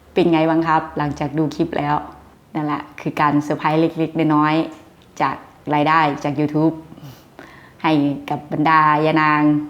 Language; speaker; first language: Thai; native; Thai